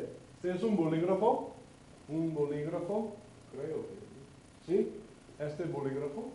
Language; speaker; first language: Spanish; non-native, fluent; English